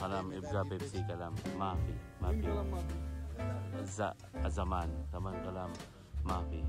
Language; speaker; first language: Arabic; non-native, learner; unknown